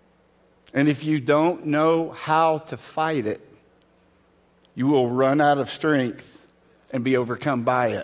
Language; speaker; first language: English; native; English